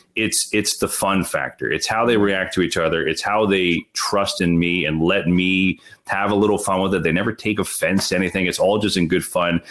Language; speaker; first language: English; native; English